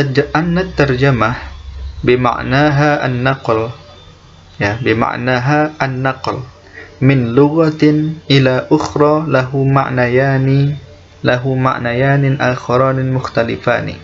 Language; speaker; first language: Arabic; non-native, fluent; Indonesian